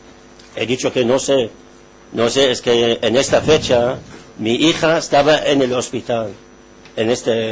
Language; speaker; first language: Spanish; non-native, learner; Arabic